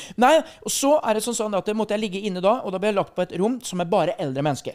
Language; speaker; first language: Norwegian; native; Norwegian